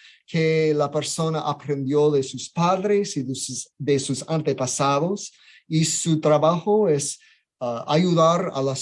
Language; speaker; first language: Spanish; non-native, fluent; English